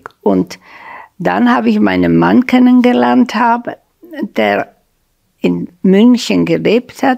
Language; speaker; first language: German; non-native, fluent; Slovak